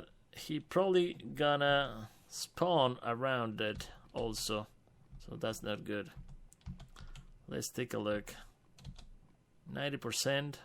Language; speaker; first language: English; non-native, fluent; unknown